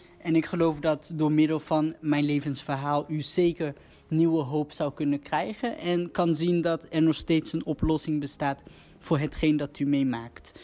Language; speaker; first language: Dutch; early bilingual, other home language; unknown